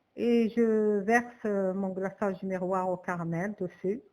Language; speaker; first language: French; non-native, local second language; Arabic